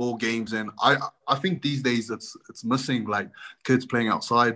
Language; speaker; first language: English; native; English